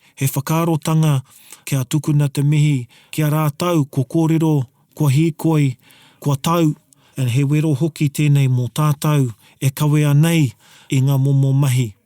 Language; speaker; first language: Māori; non-native, local second language; English